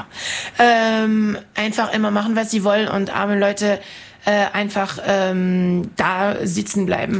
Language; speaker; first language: German; non-native, fluent; French